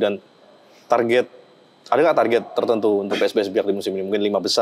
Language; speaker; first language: Indonesian; native; Indonesian